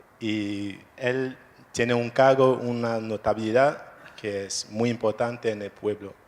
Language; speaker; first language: Spanish; non-native, fluent; French